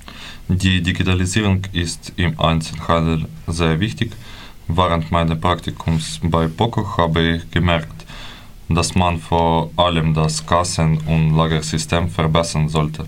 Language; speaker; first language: German; non-native, fluent; Ukrainian